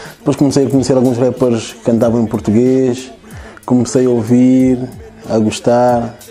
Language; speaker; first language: Portuguese; early bilingual, other home language; Kabuverdianu